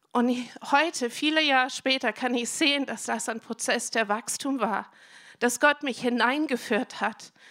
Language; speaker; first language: German; non-native, fluent; English